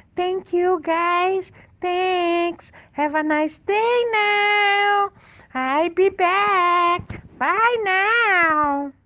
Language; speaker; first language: English; non-native, learner; Portuguese